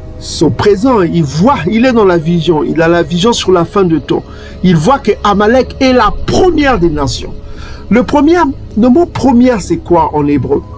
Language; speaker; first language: French; non-native, local second language; Kongo